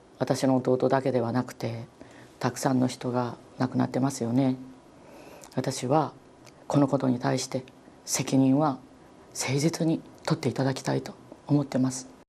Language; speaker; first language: Japanese; native; Japanese